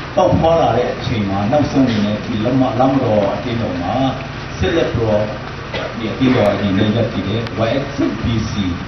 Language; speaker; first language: Burmese; non-native, local second language; Hakha Chin